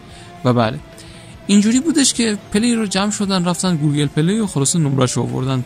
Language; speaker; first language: Persian; native; Persian